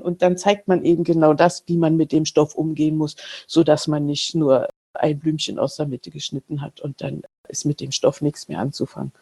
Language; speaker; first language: German; native; German